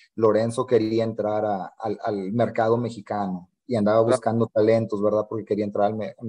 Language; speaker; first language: Spanish; native; Spanish